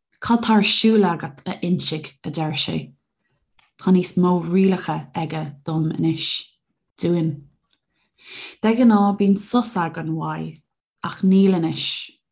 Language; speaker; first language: Irish; native; Irish